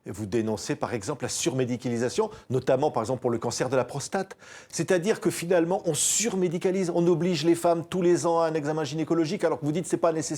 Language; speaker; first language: French; native; French